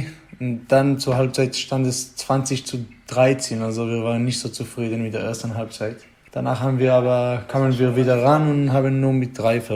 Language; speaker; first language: German; non-native, fluent; Hebrew